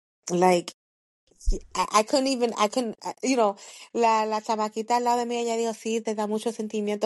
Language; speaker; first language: Spanish; early bilingual, heritage; Spanish